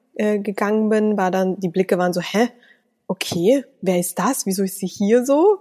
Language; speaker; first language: German; native; German